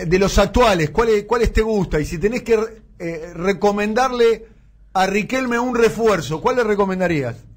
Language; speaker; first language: Spanish; native; Spanish